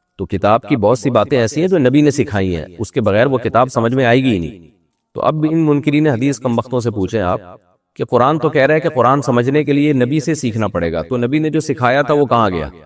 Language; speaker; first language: Urdu; native; Urdu